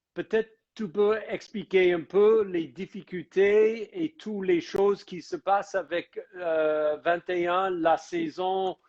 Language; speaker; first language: French; non-native, fluent; English